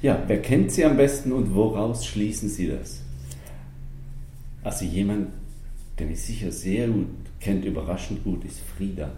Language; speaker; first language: German; native; German